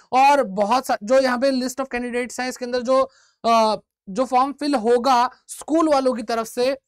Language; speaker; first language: Hindi; native; Hindi